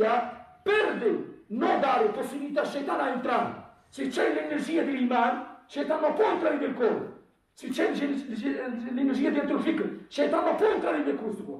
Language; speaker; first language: Italian; non-native, fluent; Arabic